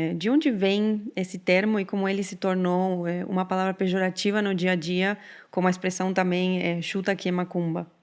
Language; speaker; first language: Portuguese; non-native, fluent; Spanish